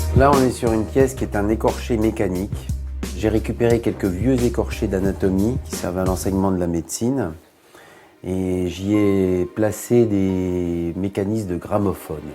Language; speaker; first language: French; native; French